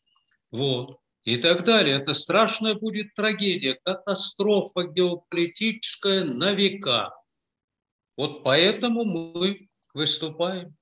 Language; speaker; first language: Russian; native; Russian